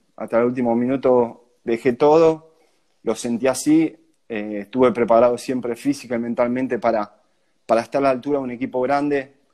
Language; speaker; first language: Spanish; native; Spanish